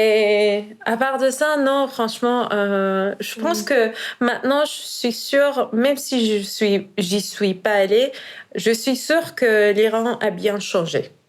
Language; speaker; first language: French; non-native, fluent; Persian